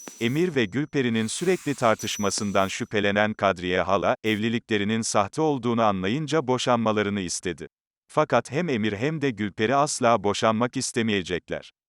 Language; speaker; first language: Turkish; native; Turkish